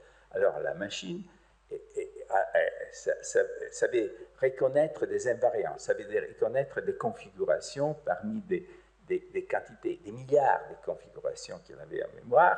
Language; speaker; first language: French; native; French